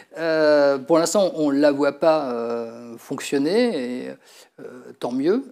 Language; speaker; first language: French; native; French